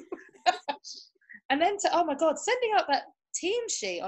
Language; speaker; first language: English; native; English